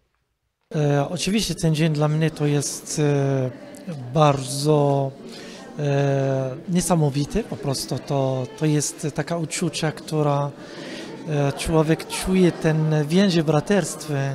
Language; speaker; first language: Polish; non-native, fluent; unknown